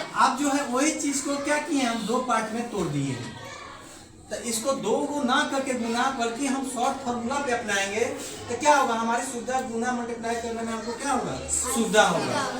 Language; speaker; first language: Hindi; native; Hindi